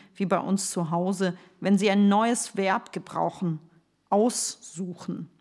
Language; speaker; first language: German; early bilingual, other home language; Russian